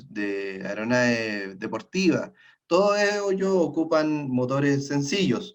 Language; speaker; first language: Spanish; native; Spanish